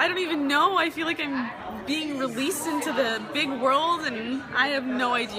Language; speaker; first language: English; native; English